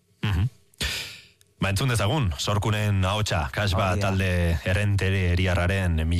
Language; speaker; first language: Basque; native; Basque